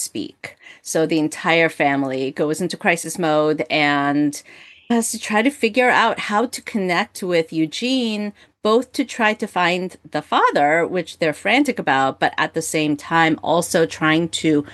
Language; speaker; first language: English; early bilingual, other home language; Korean